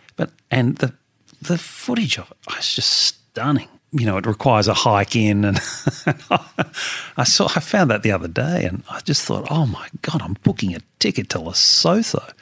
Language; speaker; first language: English; native; English